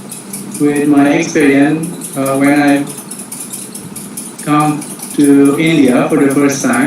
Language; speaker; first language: English; non-native, fluent; Indonesian